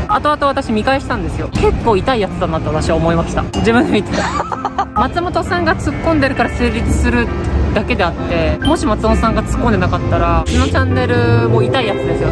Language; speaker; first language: Japanese; native; Japanese